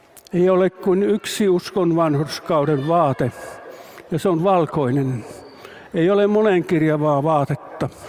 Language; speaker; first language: Finnish; native; Finnish